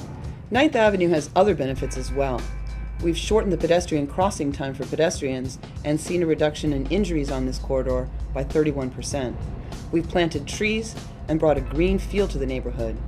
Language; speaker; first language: English; native; English